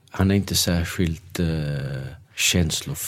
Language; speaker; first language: Swedish; non-native, fluent; Danish